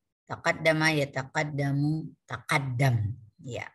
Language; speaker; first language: Arabic; non-native, fluent; Indonesian